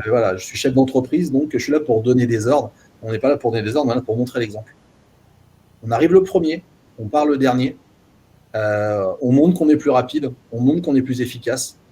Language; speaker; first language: French; native; French